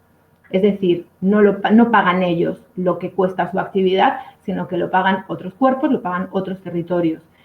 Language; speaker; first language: Spanish; native; Spanish